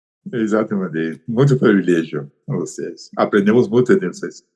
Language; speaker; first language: Portuguese; non-native, learner; Persian